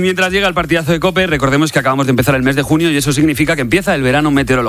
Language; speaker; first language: Spanish; native; Spanish